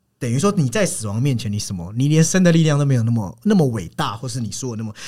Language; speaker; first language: Chinese; native; Chinese